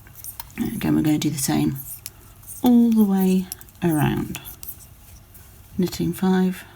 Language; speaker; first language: English; native; English